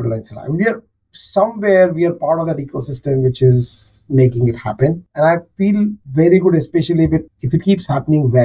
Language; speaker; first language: English; non-native, local second language; Marathi